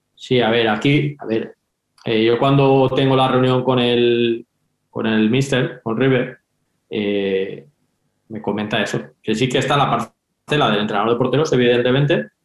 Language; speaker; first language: Spanish; native; Spanish